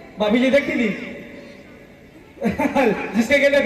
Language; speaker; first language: Hindi; native; Hindi